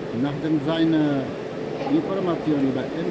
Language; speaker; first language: German; non-native, learner; Albanian